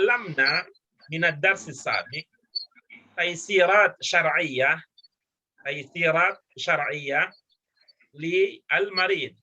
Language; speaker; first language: Arabic; non-native, fluent; Indonesian